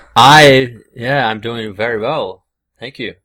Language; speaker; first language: English; native; English